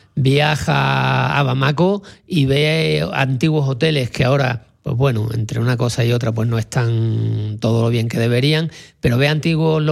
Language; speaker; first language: Spanish; native; Spanish